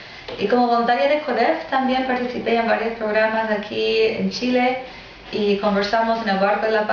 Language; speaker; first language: Spanish; non-native, fluent; English